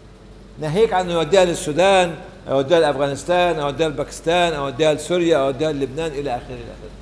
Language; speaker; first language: Arabic; native; Arabic